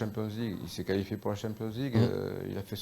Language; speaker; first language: French; native; French